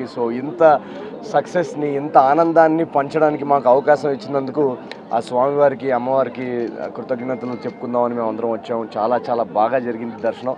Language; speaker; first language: Telugu; native; Telugu